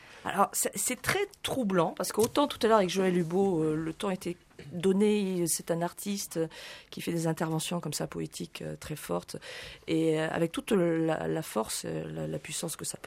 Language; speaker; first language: French; native; French